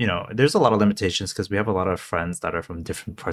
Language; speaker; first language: English; non-native, local second language; Cantonese